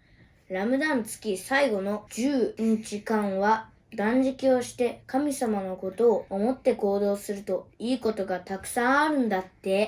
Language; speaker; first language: Japanese; early bilingual, other home language; Uyghur